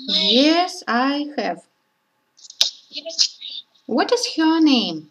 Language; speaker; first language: English; non-native, learner; Russian